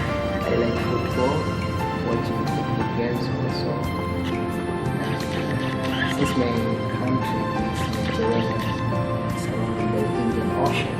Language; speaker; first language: English; non-native, local second language; Swahili